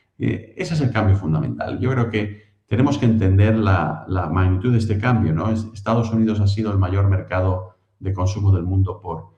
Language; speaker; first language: Spanish; native; Spanish